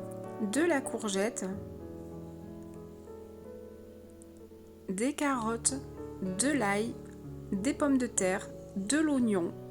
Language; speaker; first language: French; native; French